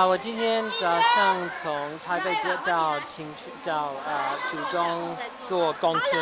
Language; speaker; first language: Chinese; non-native, learner; English